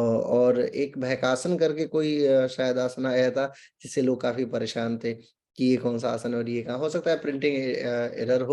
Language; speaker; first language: Hindi; native; Hindi